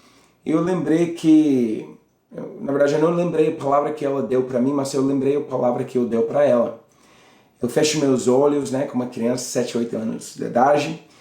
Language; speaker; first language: Portuguese; non-native, learner; English